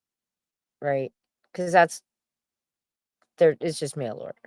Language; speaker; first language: English; native; English